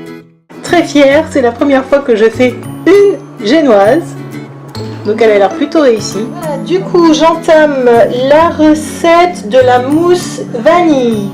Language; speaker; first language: French; native; French